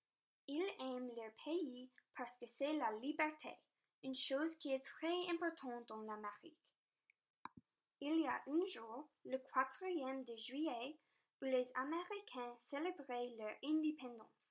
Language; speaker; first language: French; non-native, local second language; English